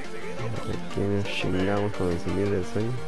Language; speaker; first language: Spanish; native; Spanish